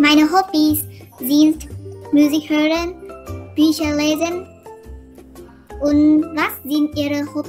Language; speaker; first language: German; non-native, learner; Vietnamese